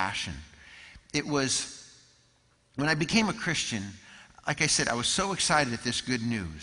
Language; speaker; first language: English; native; English